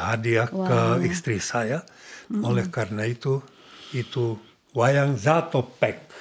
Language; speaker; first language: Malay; non-native, learner; Czech